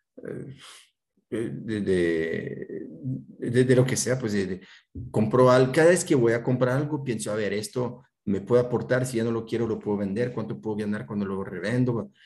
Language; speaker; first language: Spanish; non-native, fluent; French